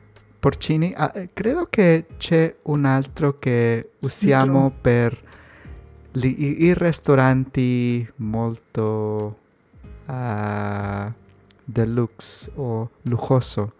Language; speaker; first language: Italian; non-native, learner; Spanish